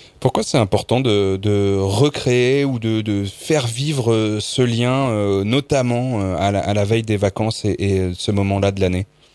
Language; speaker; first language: French; native; French